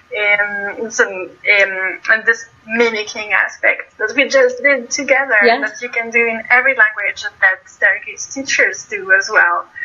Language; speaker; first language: English; non-native, fluent; French